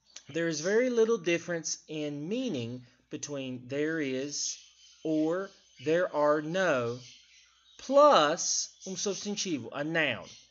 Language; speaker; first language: English; native; English